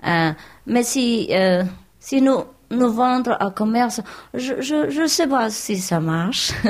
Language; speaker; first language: French; non-native, learner; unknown